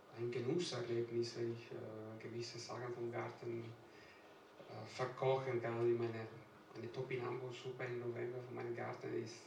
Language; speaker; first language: German; non-native, fluent; Italian